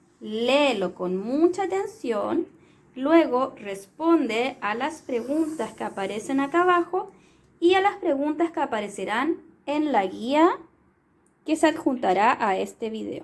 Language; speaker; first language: Spanish; native; Spanish